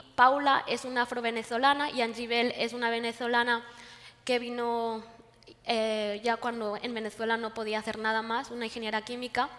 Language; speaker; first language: Spanish; native; Spanish